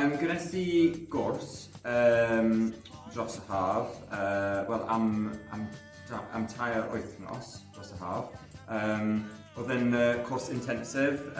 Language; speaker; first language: Welsh; non-native, learner; English